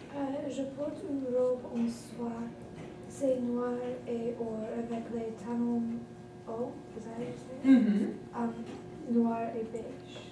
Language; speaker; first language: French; non-native, learner; English